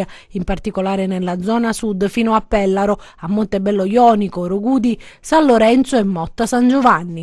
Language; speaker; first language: Italian; native; Italian